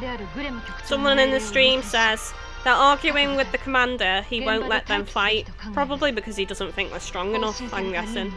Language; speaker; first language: English; native; English